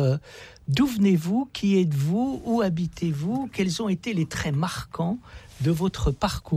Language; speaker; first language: French; native; French